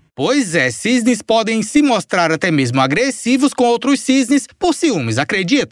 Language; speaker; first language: Portuguese; native; Portuguese